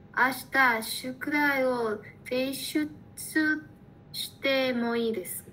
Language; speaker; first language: Japanese; non-native, learner; Spanish